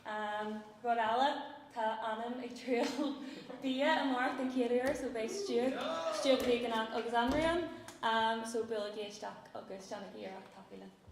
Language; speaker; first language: Irish; non-native, local second language; English